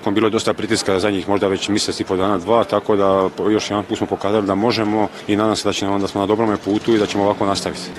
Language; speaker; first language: Croatian; native; Croatian